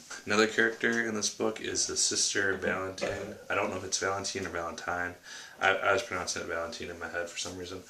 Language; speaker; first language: English; native; English